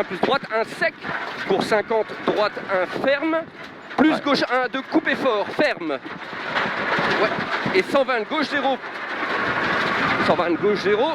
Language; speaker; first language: French; native; French